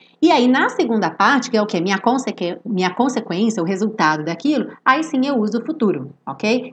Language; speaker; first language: Portuguese; native; Portuguese